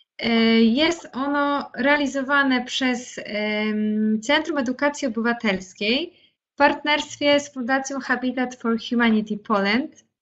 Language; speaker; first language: Polish; native; Polish